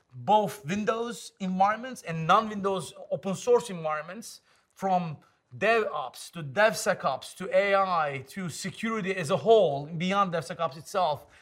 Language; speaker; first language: English; non-native, fluent; Turkish